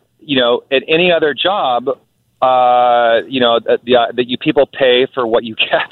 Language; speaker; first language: English; native; English